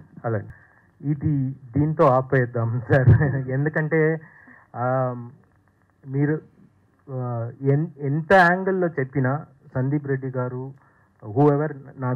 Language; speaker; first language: Telugu; non-native, fluent; Tamil